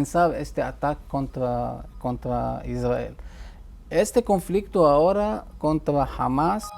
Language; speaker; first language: Spanish; non-native, fluent; Hebrew